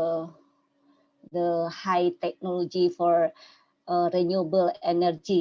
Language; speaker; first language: English; non-native, learner; Indonesian